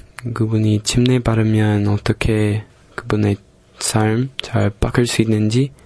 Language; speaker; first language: Korean; non-native, fluent; English